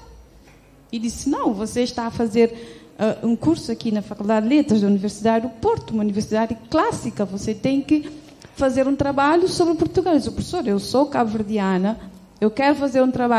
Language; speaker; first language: Portuguese; non-native, local second language; Kabuverdianu